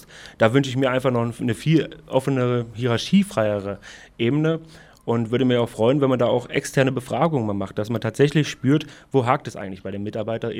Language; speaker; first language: German; native; German